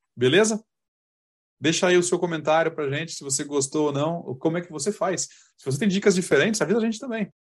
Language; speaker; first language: Portuguese; native; Portuguese